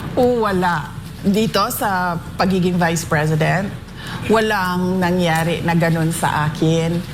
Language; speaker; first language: Filipino; non-native, local second language; Cebuano